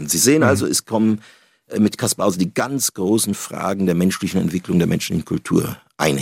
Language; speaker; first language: German; native; German